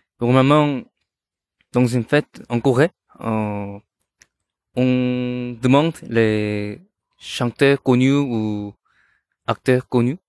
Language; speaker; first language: French; non-native, learner; Korean